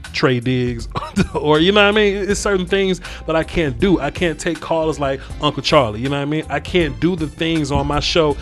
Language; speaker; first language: English; native; English